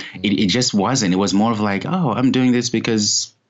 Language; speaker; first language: English; non-native, fluent; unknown